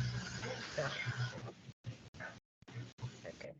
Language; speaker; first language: English; non-native, learner; Spanish